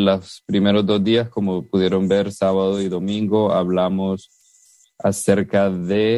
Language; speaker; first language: Spanish; native; Spanish